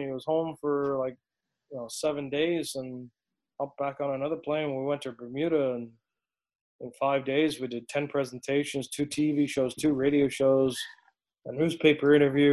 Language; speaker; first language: English; native; English